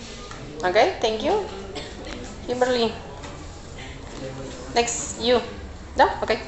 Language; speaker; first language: English; non-native, learner; Spanish